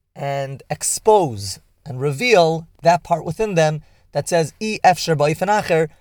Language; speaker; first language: English; native; English